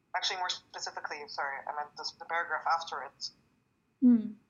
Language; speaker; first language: English; non-native, fluent; French